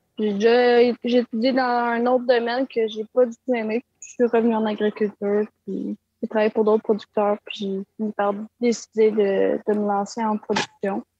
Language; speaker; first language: French; native; French